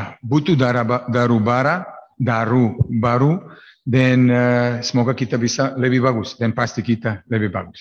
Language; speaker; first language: Indonesian; non-native, fluent; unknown